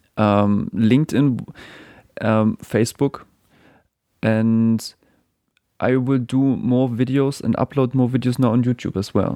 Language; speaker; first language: English; non-native, fluent; German